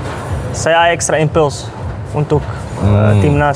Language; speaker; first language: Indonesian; non-native, learner; Dutch